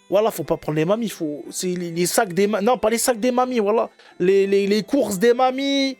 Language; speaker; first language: French; native; French